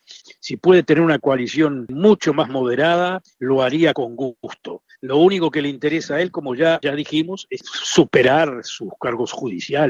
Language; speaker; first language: Spanish; native; Spanish